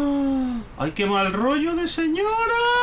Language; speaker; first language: Spanish; native; Spanish